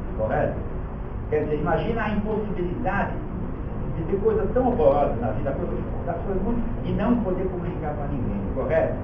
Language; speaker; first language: Portuguese; early bilingual, other home language; Yiddish